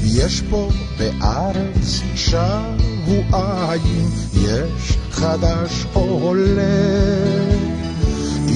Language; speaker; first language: Hebrew; non-native, learner; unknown